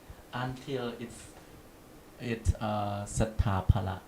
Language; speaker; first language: English; non-native, learner; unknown